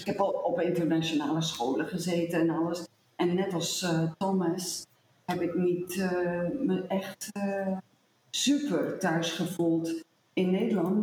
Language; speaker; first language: Dutch; early bilingual, heritage; Dutch